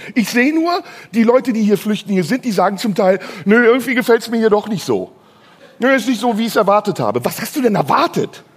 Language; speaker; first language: German; non-native, fluent; Turkish